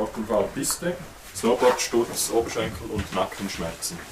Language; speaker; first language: German; native; German